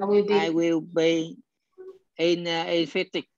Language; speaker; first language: English; non-native, learner; Vietnamese